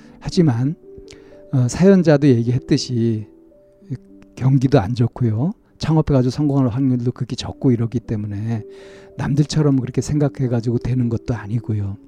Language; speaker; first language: Korean; native; Korean